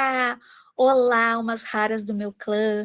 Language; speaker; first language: Portuguese; native; Portuguese